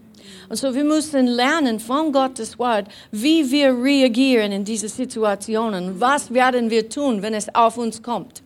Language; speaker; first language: German; non-native, fluent; English